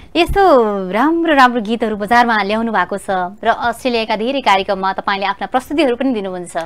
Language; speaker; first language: Nepali; native; Nepali